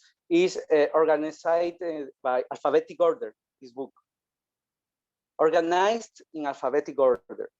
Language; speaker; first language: English; non-native, learner; Spanish